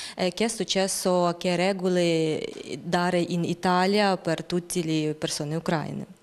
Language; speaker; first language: Italian; non-native, learner; Ukrainian